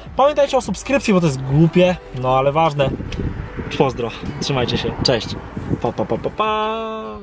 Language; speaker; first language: Polish; native; Polish